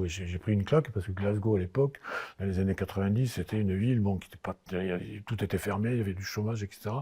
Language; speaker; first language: French; native; French